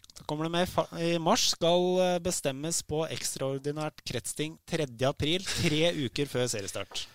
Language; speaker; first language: Norwegian; native; Norwegian